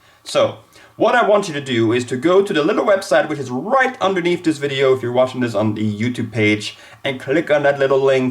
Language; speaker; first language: English; non-native, fluent; Swedish